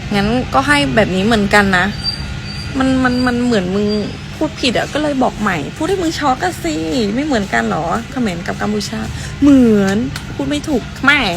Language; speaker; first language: Thai; early bilingual, other home language; Khmer